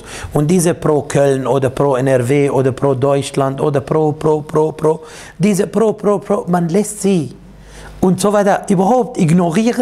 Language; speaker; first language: German; non-native, fluent; Arabic